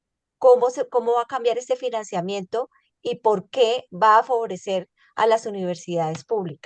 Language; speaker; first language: Spanish; native; Spanish